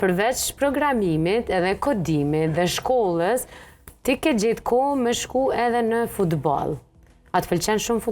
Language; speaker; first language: Albanian; native; Albanian